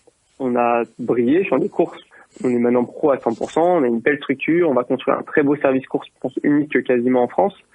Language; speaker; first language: French; native; French